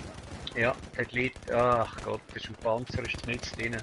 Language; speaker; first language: German; native; German